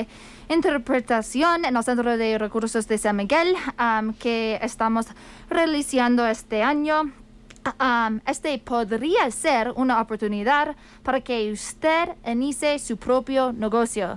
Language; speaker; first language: Spanish; non-native, fluent; English